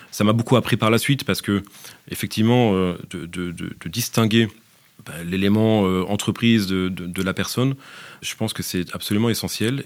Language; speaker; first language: French; native; French